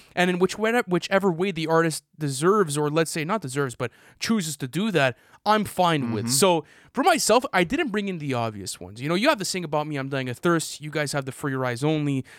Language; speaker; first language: English; native; English